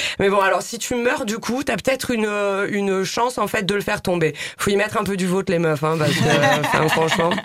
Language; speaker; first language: French; native; French